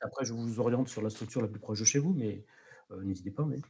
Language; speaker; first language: French; native; French